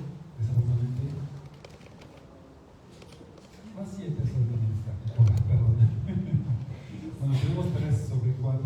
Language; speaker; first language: Spanish; non-native, fluent; French